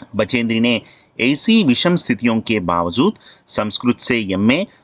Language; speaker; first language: Hindi; non-native, local second language; Telugu